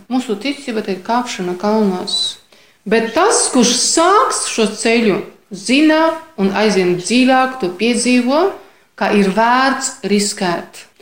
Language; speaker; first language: Latvian; non-native, fluent; Polish